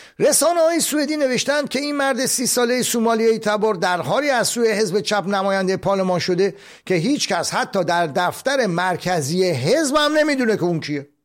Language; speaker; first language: Persian; native; Persian